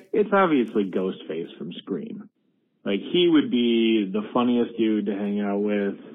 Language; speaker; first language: English; native; English